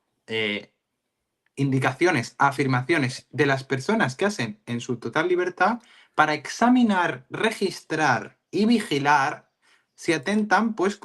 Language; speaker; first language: Spanish; native; Spanish